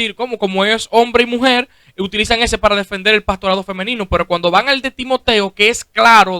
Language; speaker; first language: Spanish; native; Spanish